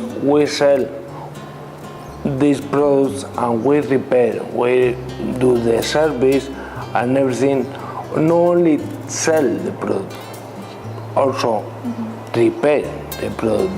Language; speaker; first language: English; non-native, learner; Spanish